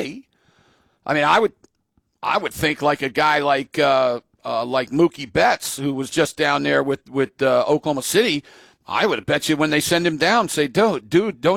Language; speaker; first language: English; native; English